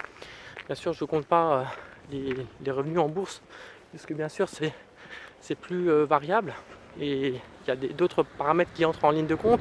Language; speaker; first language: French; native; French